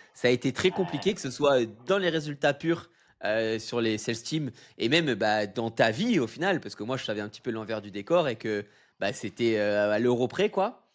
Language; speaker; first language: French; native; French